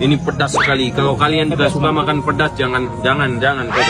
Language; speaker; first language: Indonesian; non-native, fluent; Urdu